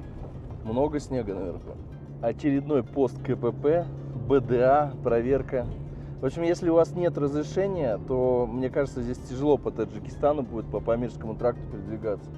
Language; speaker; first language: Russian; native; Russian